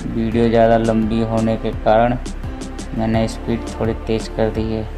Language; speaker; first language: Hindi; native; Hindi